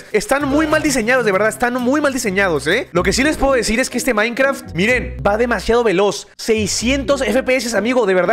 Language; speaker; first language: Spanish; native; Spanish